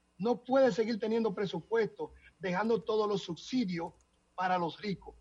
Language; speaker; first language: Spanish; native; Spanish